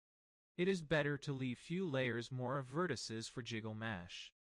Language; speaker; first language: English; non-native, fluent; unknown